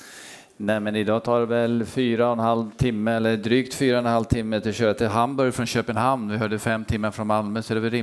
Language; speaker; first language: Swedish; native; Swedish